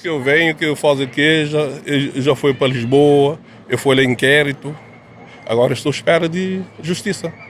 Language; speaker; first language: Portuguese; non-native, local second language; Kabuverdianu